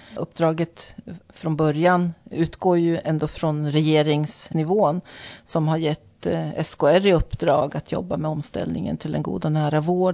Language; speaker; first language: Swedish; native; Swedish